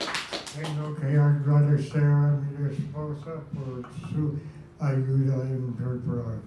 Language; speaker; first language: Spanish; non-native, fluent; English